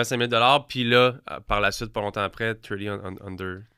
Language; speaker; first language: French; native; French